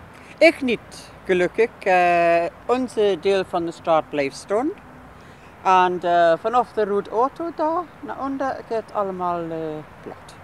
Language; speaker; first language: Dutch; non-native, learner; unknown